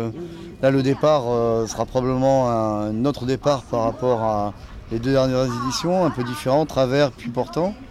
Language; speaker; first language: French; native; French